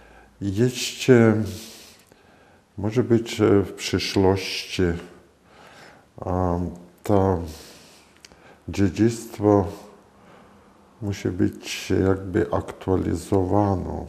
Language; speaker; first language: Polish; non-native, fluent; Latvian